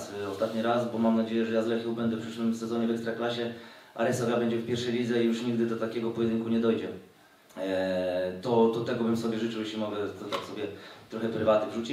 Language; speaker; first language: Polish; native; Polish